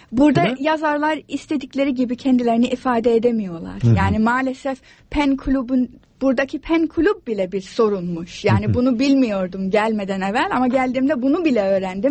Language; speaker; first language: Turkish; non-native, fluent; English